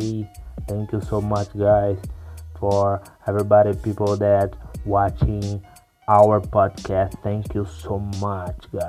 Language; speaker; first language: English; non-native, learner; Portuguese